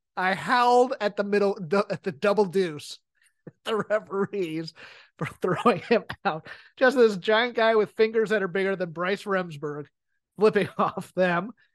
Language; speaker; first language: English; native; English